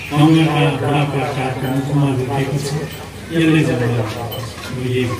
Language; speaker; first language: Nepali; non-native, local second language; Limbu